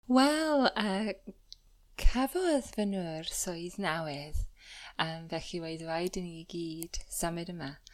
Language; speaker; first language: Welsh; non-native, fluent; English